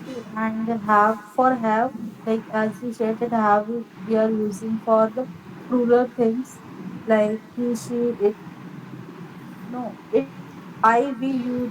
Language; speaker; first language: English; non-native, learner; Hindi